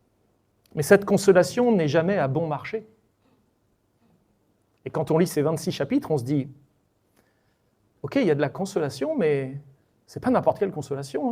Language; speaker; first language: French; native; French